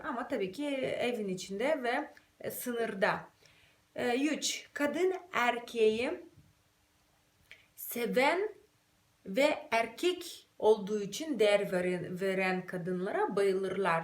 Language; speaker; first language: Turkish; non-native, fluent; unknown